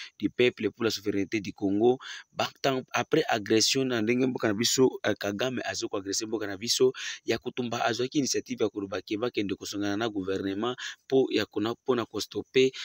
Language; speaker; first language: Lingala; non-native, local second language; Swahili